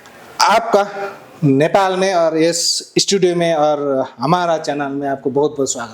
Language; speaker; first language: Hindi; non-native, learner; Nepali